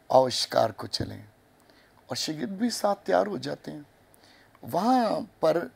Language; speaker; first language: Urdu; non-native, local second language; Punjabi